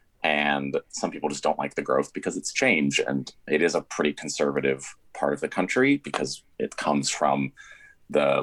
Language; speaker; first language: English; native; English